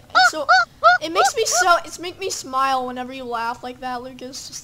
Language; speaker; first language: English; native; English